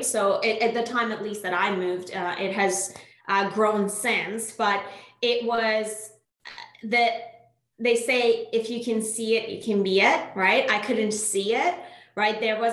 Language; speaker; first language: English; non-native, fluent; Persian